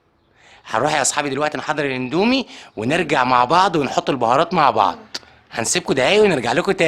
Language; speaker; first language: Arabic; native; Arabic